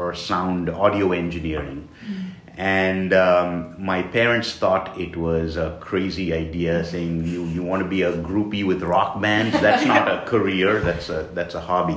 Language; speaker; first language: English; non-native, local second language; Tamil